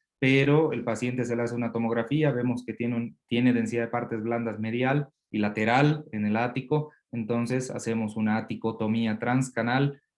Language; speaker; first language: Spanish; native; Spanish